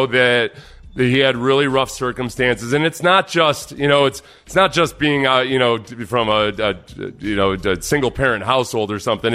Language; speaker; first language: English; native; English